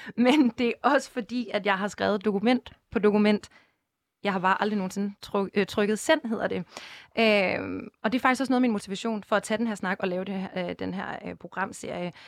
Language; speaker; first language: Danish; native; Danish